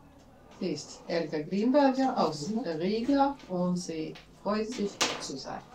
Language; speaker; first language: German; non-native, fluent; Latvian